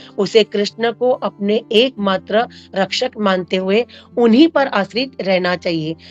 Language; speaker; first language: Hindi; non-native, local second language; Marathi